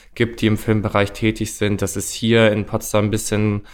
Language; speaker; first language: German; native; German